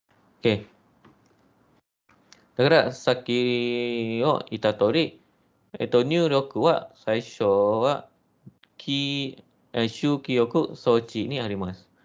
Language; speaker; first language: Japanese; non-native, fluent; Malay